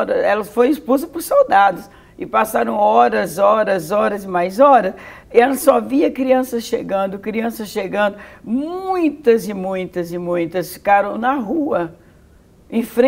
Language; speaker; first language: Portuguese; native; Portuguese